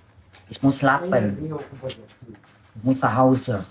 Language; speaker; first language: German; non-native, learner; Indonesian